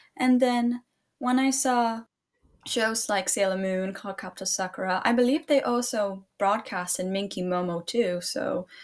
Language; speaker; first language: English; early bilingual, other home language; Spanish